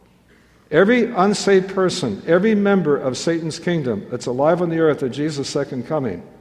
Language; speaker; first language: English; native; English